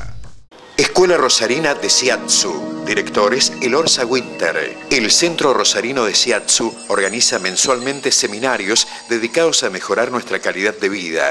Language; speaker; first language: Spanish; native; Spanish